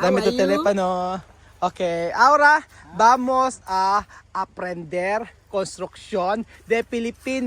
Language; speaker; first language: Spanish; non-native, learner; Filipino